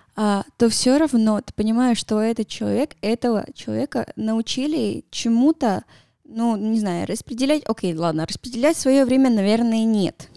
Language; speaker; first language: Russian; non-native, fluent; Spanish